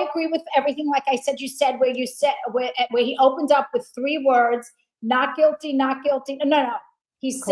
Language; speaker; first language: English; native; English